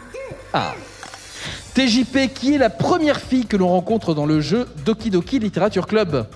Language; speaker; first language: French; native; French